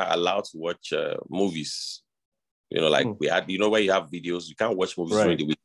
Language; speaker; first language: English; non-native, local second language; Yoruba